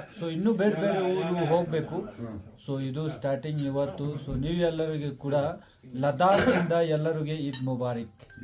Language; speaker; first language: Kannada; non-native, fluent; Ladakhi